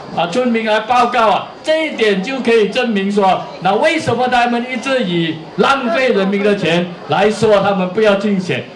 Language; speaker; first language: Chinese; native; Chinese